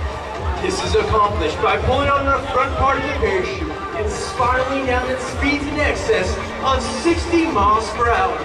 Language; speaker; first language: English; native; English